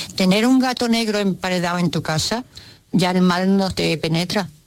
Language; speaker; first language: Spanish; early bilingual, other home language; Russian